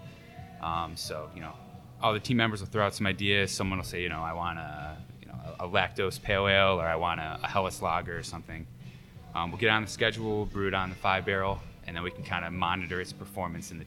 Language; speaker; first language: English; native; English